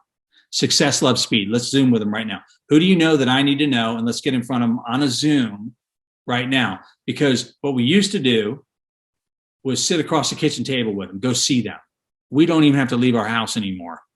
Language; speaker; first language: English; native; English